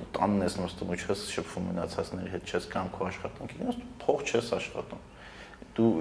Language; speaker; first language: Armenian; native; Armenian